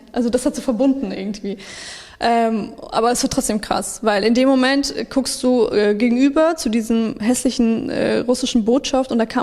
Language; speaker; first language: German; early bilingual, other home language; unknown